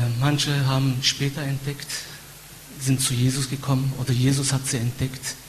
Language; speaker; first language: German; non-native, fluent; Turkish